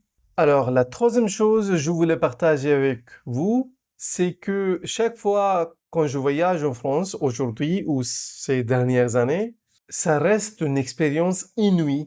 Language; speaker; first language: French; non-native, fluent; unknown